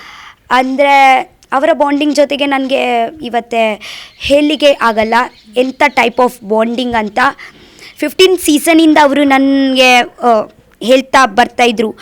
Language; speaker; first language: Kannada; non-native, learner; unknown